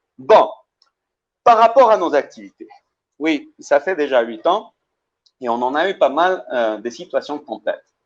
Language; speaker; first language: French; early bilingual, heritage; Spanish